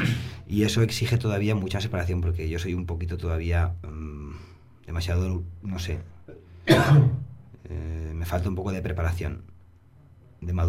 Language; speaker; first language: Spanish; native; Spanish